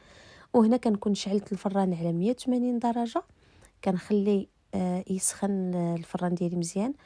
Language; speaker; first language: Arabic; native; Arabic